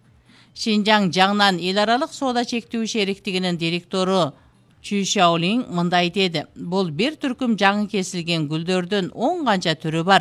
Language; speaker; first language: Kyrgyz; native; Kyrgyz